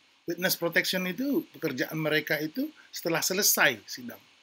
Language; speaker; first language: Indonesian; native; Indonesian